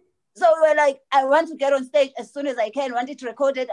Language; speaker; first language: English; non-native, local second language; Zulu